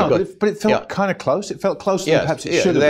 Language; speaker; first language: English; native; English